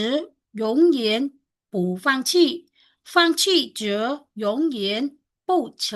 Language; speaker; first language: Chinese; non-native, fluent; Khmer